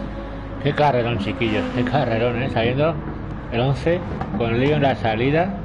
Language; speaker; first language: Spanish; native; Spanish